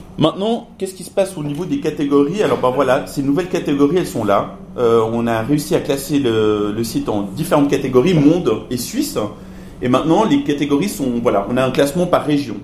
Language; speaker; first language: French; native; French